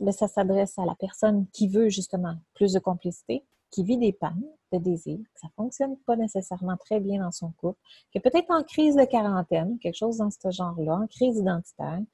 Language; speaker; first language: French; native; French